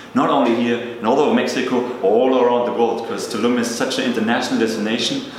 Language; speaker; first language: English; non-native, fluent; German